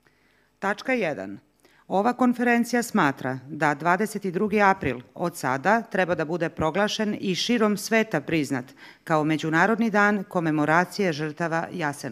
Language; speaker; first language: Croatian; native; Croatian